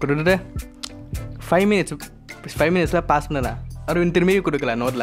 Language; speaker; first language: Tamil; non-native, learner; Thai